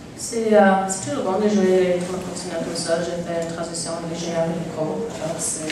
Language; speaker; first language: French; non-native, local second language; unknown